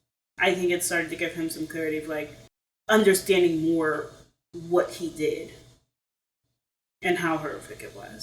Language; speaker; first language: English; native; English